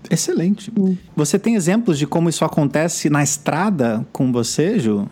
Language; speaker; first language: Portuguese; native; Portuguese